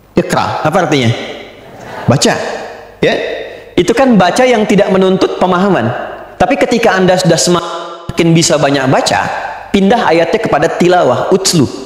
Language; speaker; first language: Indonesian; native; Indonesian